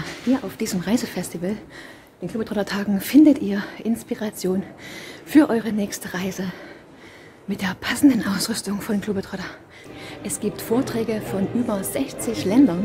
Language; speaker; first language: German; native; German